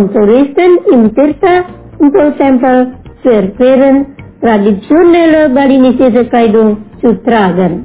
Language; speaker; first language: German; non-native, fluent; Indonesian